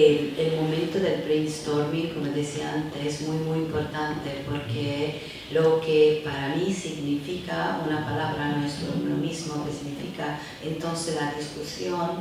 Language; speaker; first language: Spanish; non-native, fluent; Italian